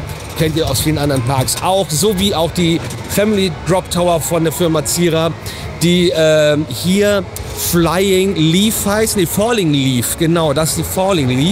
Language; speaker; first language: German; native; German